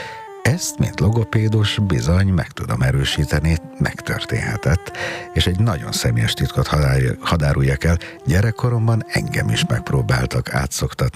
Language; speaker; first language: Hungarian; native; Hungarian